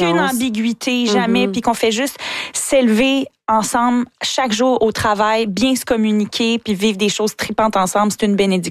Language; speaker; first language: French; native; French